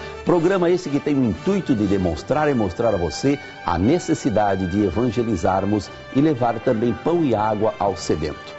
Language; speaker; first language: Portuguese; native; Portuguese